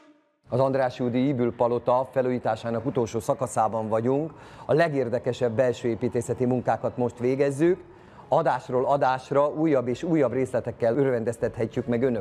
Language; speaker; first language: Hungarian; native; Hungarian